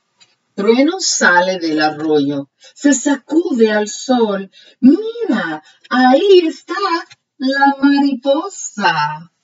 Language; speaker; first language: Spanish; early bilingual, heritage; Spanish